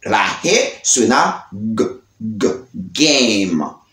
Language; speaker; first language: Spanish; non-native, learner; Haitian Creole